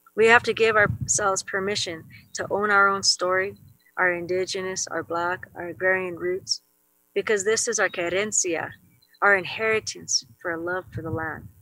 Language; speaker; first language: English; native; English